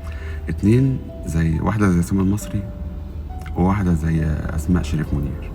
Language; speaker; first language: Arabic; native; Arabic